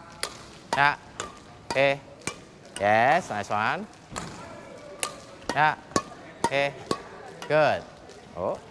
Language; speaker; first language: English; non-native, fluent; Indonesian